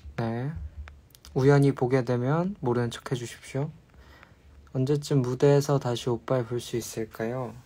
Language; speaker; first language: Korean; native; Korean